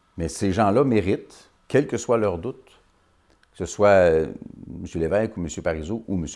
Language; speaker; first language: French; native; French